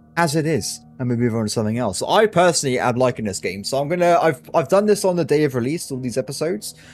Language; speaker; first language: English; native; English